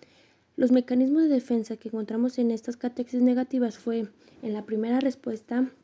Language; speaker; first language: Spanish; native; Spanish